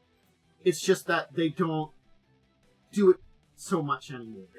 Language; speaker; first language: English; native; English